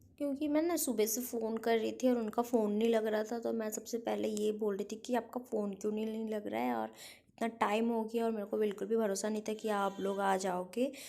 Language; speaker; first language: Hindi; non-native, local second language; Bangla